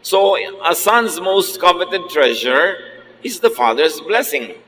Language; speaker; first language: English; non-native, local second language; Filipino